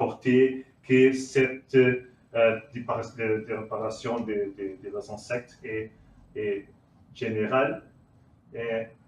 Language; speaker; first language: French; non-native, learner; Portuguese